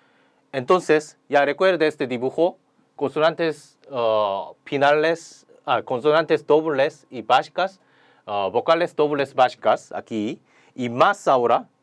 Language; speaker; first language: Spanish; non-native, learner; Korean